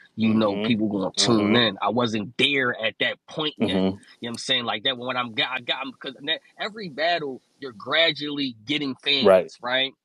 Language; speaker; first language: English; native; English